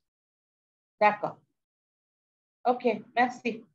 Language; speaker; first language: French; non-native, fluent; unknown